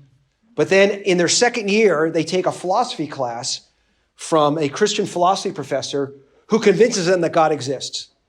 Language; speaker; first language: English; native; English